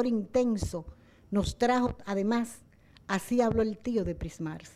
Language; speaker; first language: Spanish; native; Spanish